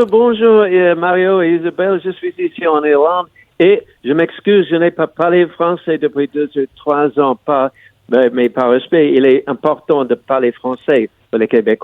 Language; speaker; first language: French; non-native, learner; English